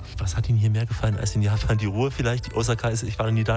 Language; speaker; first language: German; native; German